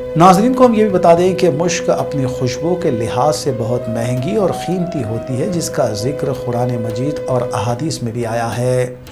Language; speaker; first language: Urdu; native; Urdu